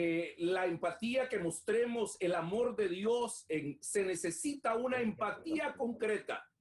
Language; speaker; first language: Spanish; native; Spanish